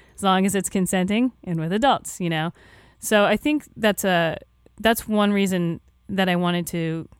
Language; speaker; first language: English; native; English